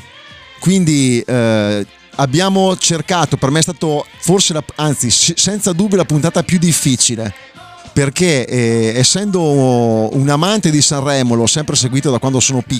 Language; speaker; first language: Italian; native; Italian